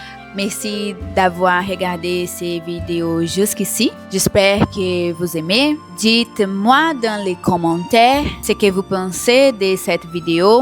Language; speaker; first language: French; non-native, learner; Portuguese